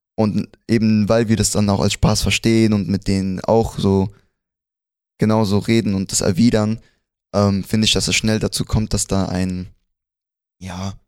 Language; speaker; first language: German; early bilingual, other home language; Spanish